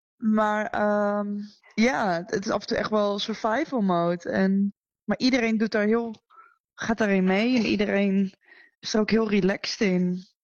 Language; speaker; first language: Dutch; native; Dutch